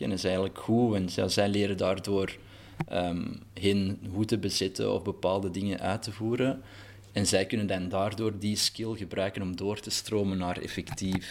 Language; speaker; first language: Dutch; native; Dutch